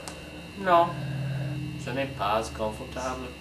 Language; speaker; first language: French; non-native, learner; English